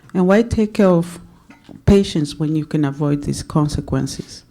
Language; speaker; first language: English; non-native, local second language; Swahili